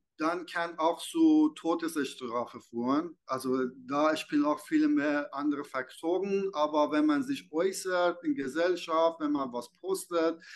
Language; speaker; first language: German; non-native, fluent; Persian